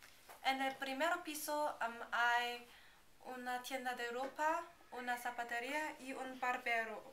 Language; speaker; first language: Spanish; non-native, learner; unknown